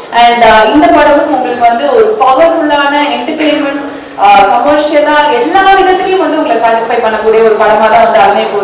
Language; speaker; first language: Tamil; native; Tamil